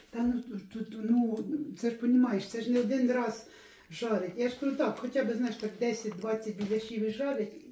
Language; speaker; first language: Ukrainian; native; Ukrainian